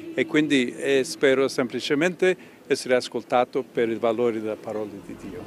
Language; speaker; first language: Italian; non-native, fluent; English